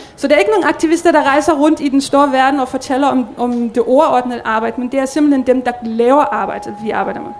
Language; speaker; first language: Danish; native; Danish